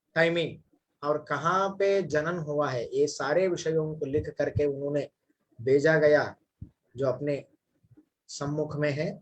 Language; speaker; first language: Hindi; non-native, local second language; Kannada